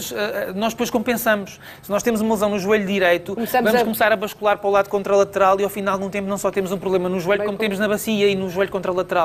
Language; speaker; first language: Portuguese; native; Portuguese